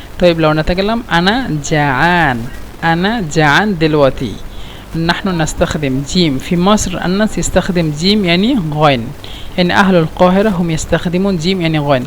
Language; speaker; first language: Egyptian Arabic; non-native, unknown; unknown